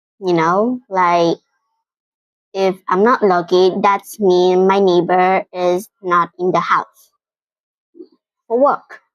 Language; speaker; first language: English; non-native, fluent; Vietnamese